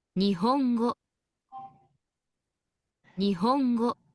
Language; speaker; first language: Japanese; non-native, learner; Filipino